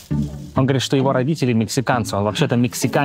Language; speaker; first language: Russian; native; Russian